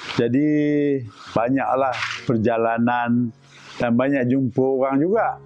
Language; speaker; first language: Malay; native; Malay